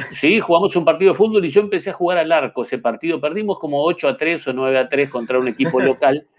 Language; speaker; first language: Spanish; native; Spanish